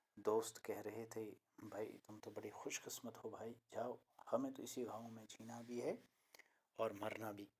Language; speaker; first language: Urdu; non-native, local second language; Kashmiri